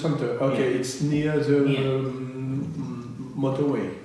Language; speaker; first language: English; non-native, learner; French